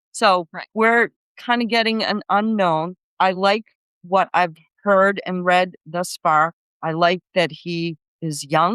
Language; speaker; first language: English; native; English